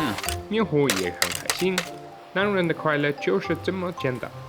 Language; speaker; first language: Chinese; native; Chinese